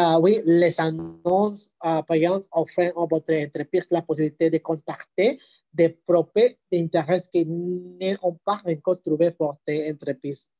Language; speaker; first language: French; non-native, learner; Spanish